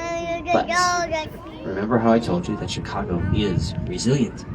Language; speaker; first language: English; native; English